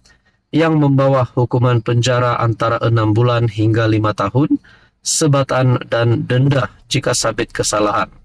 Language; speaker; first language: Malay; native; Malay